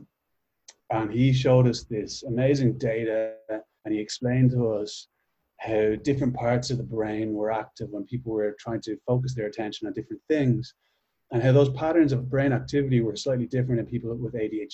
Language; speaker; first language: English; native; English